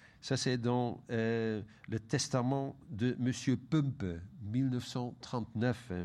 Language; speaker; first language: French; non-native, fluent; Dutch